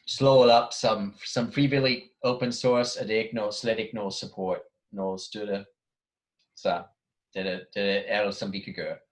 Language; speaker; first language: Danish; non-native, fluent; English